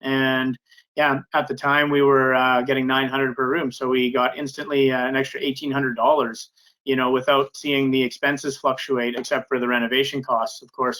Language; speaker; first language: English; native; English